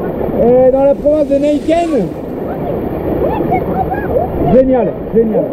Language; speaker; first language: French; native; French